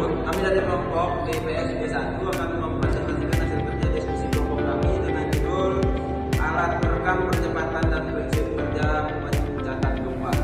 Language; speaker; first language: Indonesian; native; Indonesian